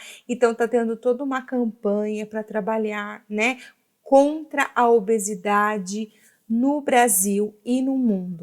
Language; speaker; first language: Portuguese; native; Portuguese